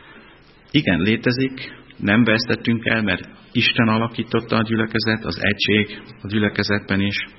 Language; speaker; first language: Hungarian; non-native, fluent; German